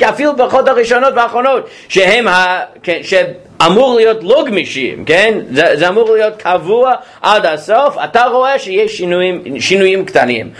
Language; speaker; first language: Hebrew; non-native, fluent; English